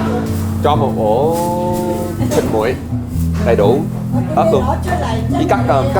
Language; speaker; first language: Vietnamese; early bilingual, heritage; Vietnamese